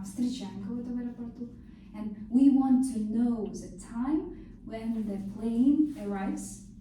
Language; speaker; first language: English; non-native, fluent; Kazakh